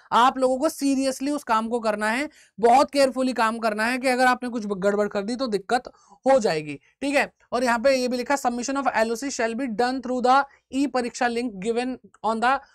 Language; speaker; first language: Hindi; native; Hindi